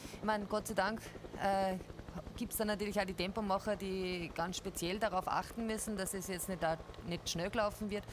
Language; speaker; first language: German; native; German